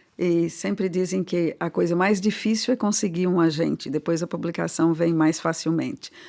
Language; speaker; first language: Portuguese; native; Portuguese